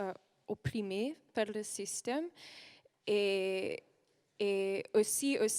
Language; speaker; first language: French; non-native, learner; English